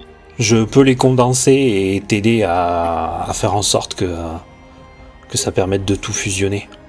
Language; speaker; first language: French; native; French